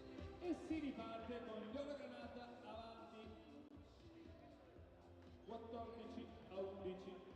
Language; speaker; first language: Italian; native; Italian